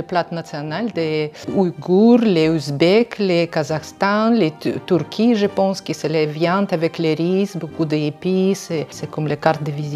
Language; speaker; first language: French; non-native, learner; Russian